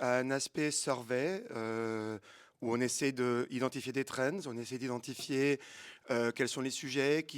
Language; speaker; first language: French; native; French